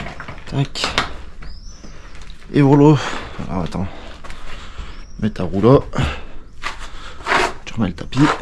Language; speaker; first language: French; native; French